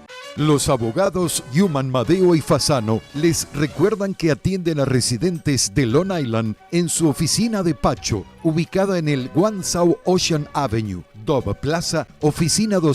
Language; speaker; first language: Spanish; native; Spanish